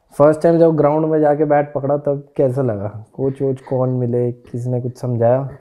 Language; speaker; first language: Hindi; native; Hindi